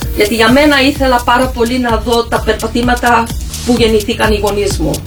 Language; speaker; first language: Greek; early bilingual, heritage; Greek